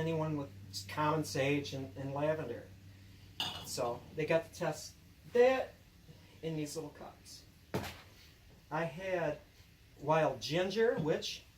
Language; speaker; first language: English; native; English